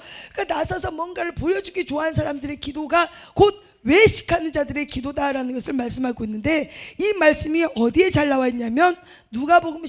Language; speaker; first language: Korean; native; Korean